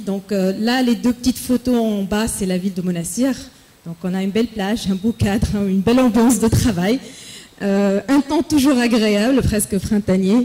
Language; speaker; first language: French; non-native, local second language; Arabic